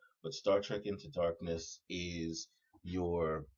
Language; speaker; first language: English; native; English